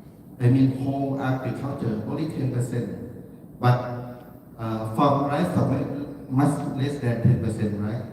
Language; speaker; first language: English; non-native, learner; Thai